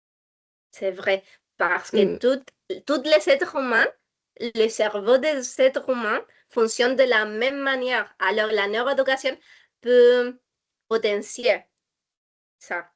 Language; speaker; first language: French; non-native, learner; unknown